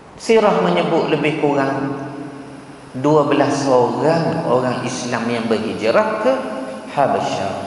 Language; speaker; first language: Malay; native; Malay